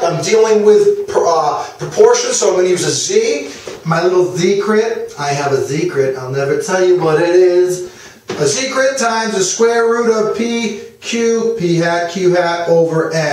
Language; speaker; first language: English; native; English